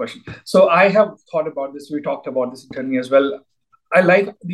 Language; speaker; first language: English; non-native, local second language; Hindi